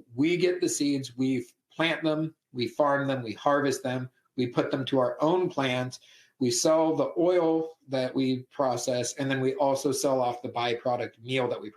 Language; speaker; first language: English; native; English